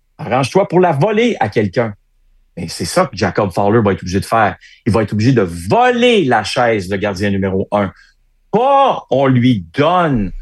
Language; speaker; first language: French; native; French